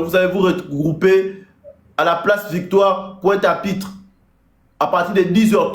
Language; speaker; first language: French; native; French